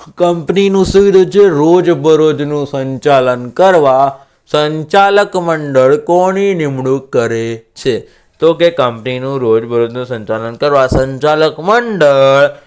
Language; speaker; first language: Gujarati; native; Gujarati